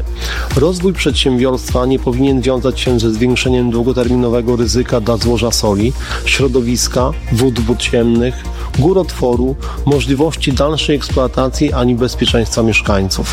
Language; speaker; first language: Polish; native; Polish